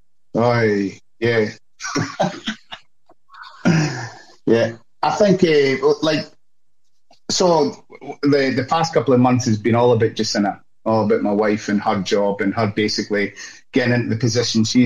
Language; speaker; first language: English; native; English